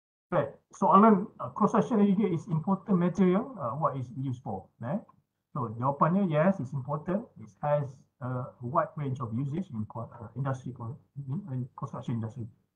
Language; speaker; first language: English; non-native, local second language; Malay